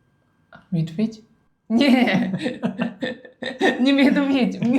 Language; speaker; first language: Russian; non-native, learner; Japanese